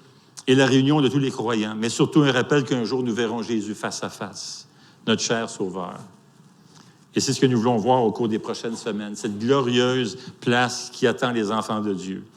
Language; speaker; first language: French; native; French